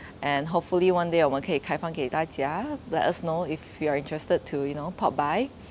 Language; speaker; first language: English; non-native, local second language; Chinese